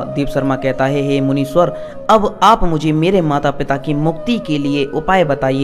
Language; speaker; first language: Hindi; native; Hindi